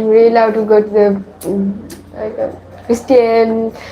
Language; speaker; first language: English; non-native, learner; Sinhala